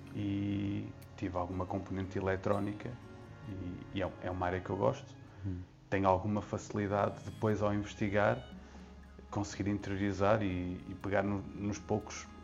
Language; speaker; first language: Portuguese; native; Portuguese